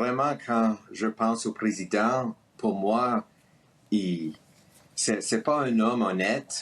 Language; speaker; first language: French; early bilingual, heritage; French